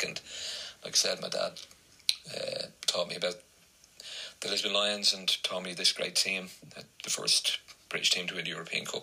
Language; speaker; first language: English; native; English